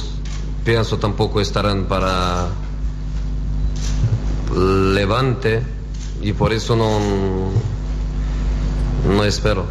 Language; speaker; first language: Spanish; non-native, fluent; Portuguese